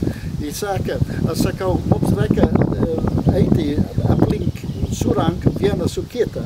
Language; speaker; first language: Lithuanian; non-native, learner; English